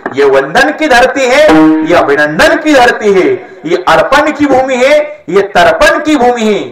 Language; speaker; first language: Hindi; non-native, local second language; Marathi